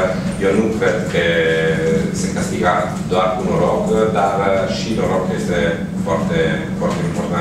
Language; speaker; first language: Romanian; non-native, fluent; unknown